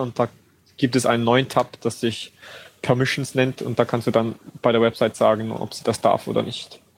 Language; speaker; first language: German; native; German